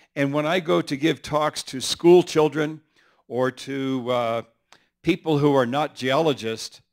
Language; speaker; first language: English; early bilingual, other home language; Spanish